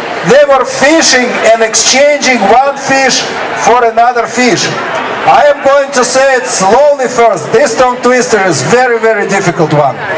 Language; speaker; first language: English; non-native, fluent; Russian